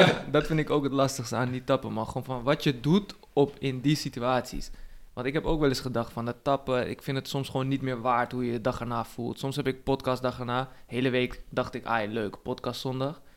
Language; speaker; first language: Dutch; native; Dutch